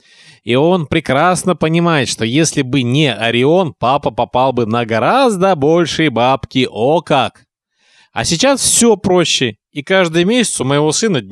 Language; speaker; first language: Russian; native; Russian